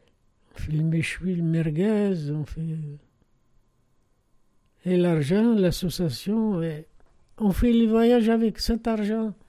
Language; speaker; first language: French; non-native, fluent; Arabic